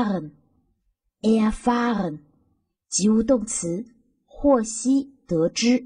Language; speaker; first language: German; non-native, fluent; Chinese